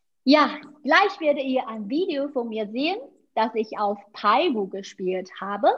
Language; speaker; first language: German; non-native, fluent; Chinese